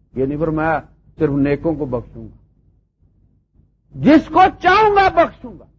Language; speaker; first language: Urdu; non-native, local second language; Punjabi